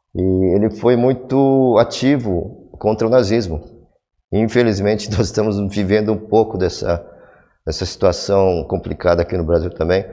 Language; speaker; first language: Portuguese; early bilingual, other home language; Korean